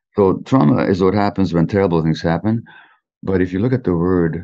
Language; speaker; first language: English; native; English